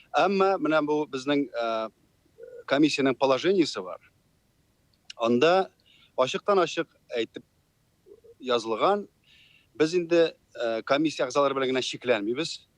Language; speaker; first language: Tatar; native; Tatar